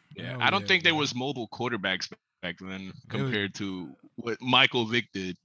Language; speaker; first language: English; early bilingual, other home language; Spanish